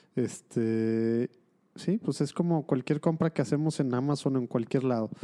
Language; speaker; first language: Spanish; native; Spanish